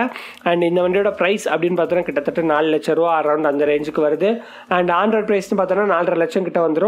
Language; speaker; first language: Tamil; native; Tamil